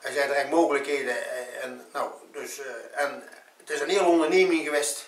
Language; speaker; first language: Dutch; native; Dutch